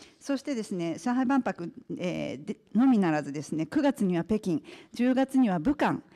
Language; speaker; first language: Japanese; native; Japanese